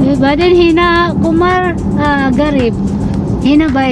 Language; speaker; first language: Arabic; non-native, learner; Filipino